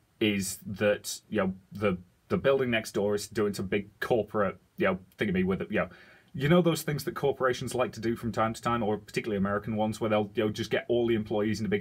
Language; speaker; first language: English; native; English